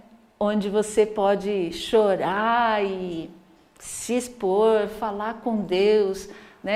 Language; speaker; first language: Portuguese; native; Portuguese